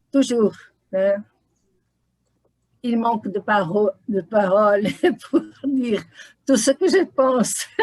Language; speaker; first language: French; non-native, learner; Portuguese